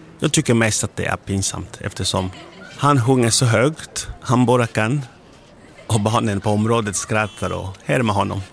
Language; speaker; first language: Swedish; non-native, fluent; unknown